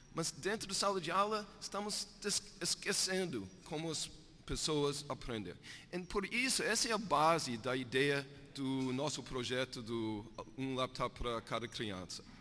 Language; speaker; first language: Portuguese; non-native, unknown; English